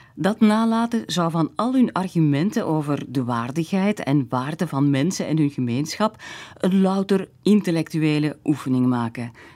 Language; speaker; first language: Dutch; native; Dutch